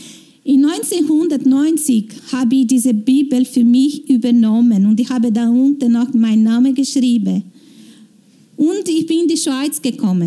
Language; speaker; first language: German; non-native, fluent; Portuguese